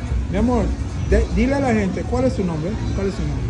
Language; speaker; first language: Spanish; non-native, learner; English